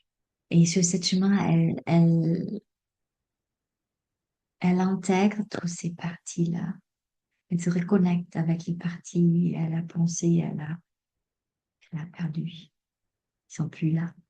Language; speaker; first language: French; non-native, fluent; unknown